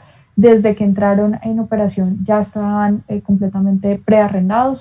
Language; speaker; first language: Spanish; native; Spanish